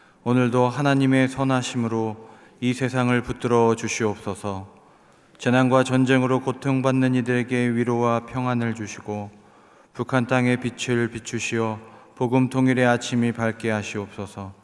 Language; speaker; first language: Korean; native; Korean